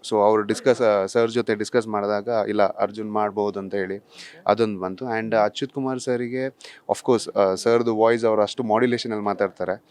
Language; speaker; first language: Kannada; non-native, local second language; Tulu